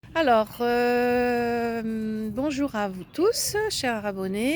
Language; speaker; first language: French; native; French